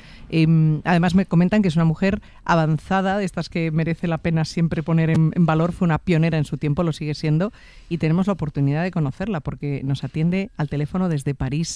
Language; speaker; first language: Spanish; native; Spanish